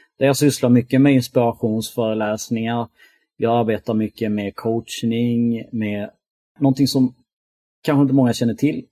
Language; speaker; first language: Swedish; early bilingual, other home language; Albanian